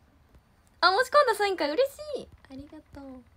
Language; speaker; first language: Japanese; native; Japanese